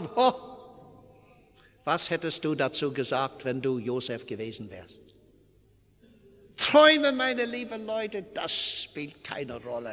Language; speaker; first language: German; non-native, fluent; English